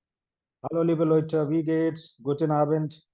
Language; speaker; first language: German; non-native, fluent; Hindi